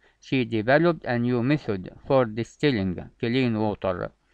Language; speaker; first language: English; non-native, fluent; Arabic